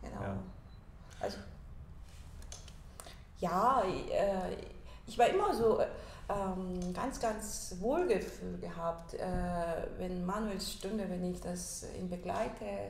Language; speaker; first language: German; non-native, fluent; Korean